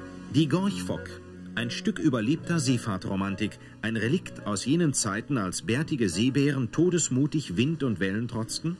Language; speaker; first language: German; native; German